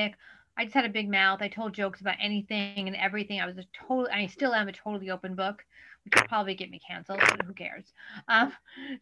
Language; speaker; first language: English; native; English